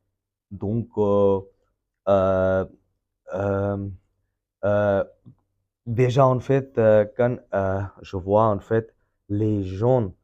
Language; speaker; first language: French; non-native, fluent; Bangla